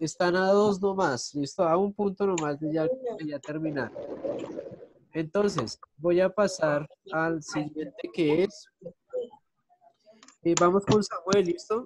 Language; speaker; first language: Spanish; native; Spanish